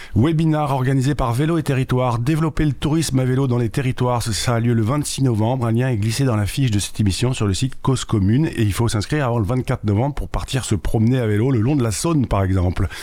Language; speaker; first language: French; native; French